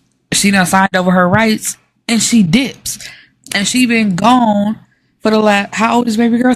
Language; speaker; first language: English; native; English